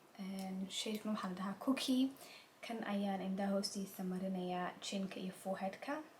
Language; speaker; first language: Somali; early bilingual, heritage; Somali